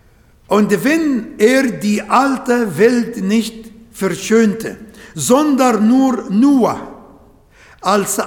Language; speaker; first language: German; non-native, learner; Arabic